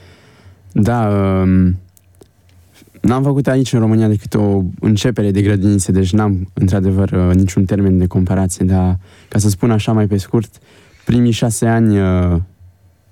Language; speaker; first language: Romanian; early bilingual, heritage; Romanian